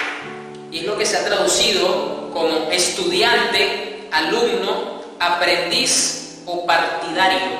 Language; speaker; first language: Spanish; native; Spanish